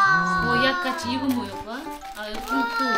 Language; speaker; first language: Korean; non-native, fluent; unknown